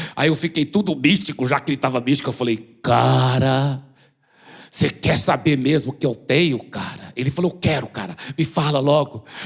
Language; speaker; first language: Portuguese; early bilingual, other home language; English